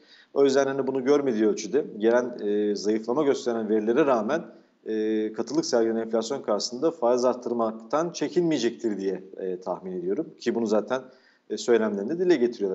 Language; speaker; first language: Turkish; native; Turkish